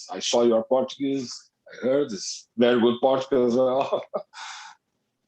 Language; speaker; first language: English; non-native, learner; Portuguese